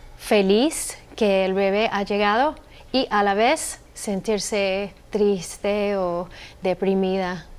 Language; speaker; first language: Spanish; non-native, fluent; English